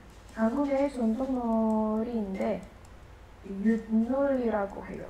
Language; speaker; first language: Korean; non-native, learner; Indonesian